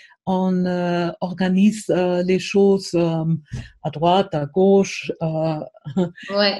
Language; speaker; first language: French; non-native, fluent; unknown